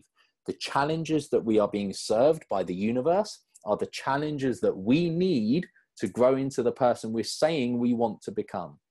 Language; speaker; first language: English; native; English